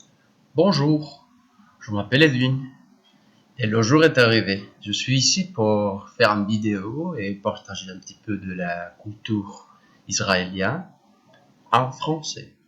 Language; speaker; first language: French; non-native, learner; Spanish